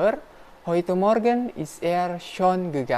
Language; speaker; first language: German; non-native, fluent; Indonesian